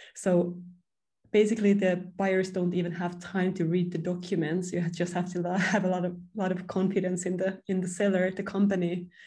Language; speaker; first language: English; non-native, fluent; Finnish